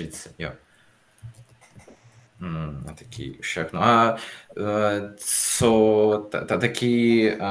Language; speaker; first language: Czech; non-native, learner; Russian